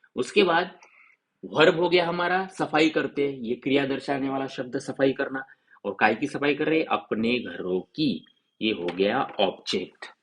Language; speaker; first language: Hindi; non-native, local second language; Marathi